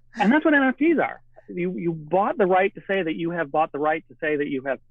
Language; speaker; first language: English; native; English